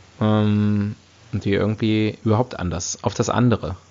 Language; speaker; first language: German; native; German